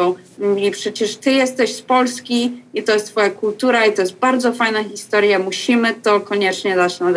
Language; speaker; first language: Polish; early bilingual, heritage; Polish